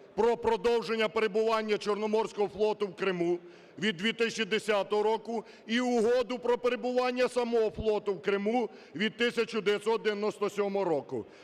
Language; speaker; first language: Ukrainian; native; Ukrainian